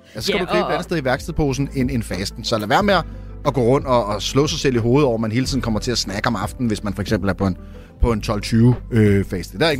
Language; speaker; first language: Danish; native; Danish